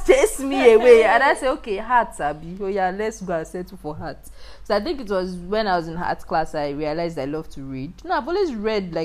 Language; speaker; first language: English; non-native, local second language; Yoruba